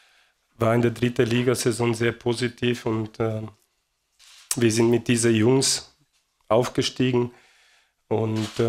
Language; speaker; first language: German; non-native, fluent; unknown